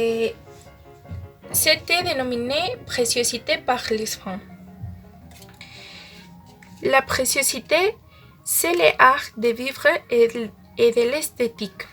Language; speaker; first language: French; non-native, learner; Spanish